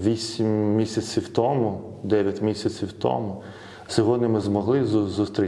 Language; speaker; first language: Ukrainian; non-native, fluent; Lithuanian